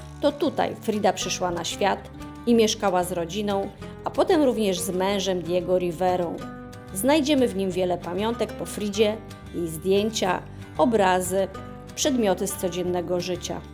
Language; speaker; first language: Polish; native; Polish